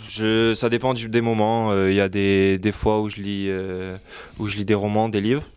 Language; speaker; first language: French; native; French